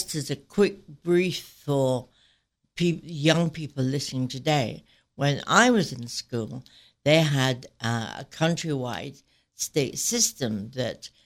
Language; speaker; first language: English; native; English